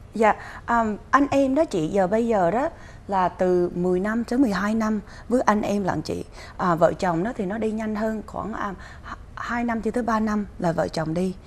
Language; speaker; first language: Vietnamese; early bilingual, heritage; Vietnamese